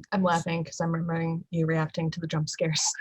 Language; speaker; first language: English; native; English